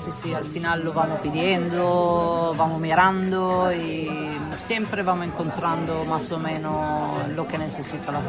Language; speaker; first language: Spanish; non-native, fluent; Italian